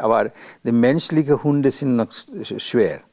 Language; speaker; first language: German; non-native, learner; Bangla